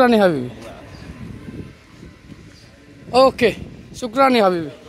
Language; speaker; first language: Arabic; non-native, learner; Bangla